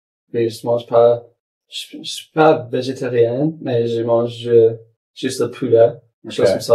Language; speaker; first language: French; non-native, local second language; English